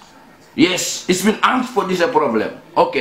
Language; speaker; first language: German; non-native, learner; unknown